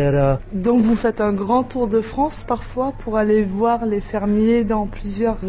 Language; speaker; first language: French; native; French